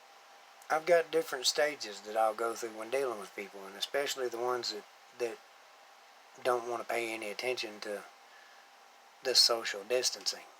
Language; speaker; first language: English; native; English